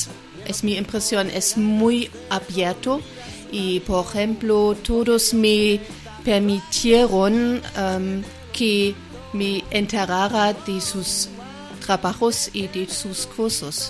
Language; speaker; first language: Spanish; non-native, fluent; German